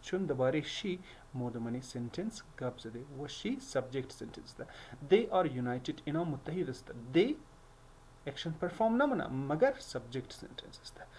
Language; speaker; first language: English; non-native, learner; Hazaragi